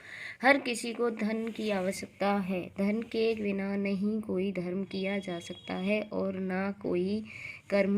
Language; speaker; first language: Hindi; native; Hindi